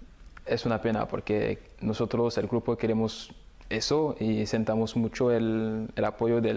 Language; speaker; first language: Spanish; non-native, fluent; French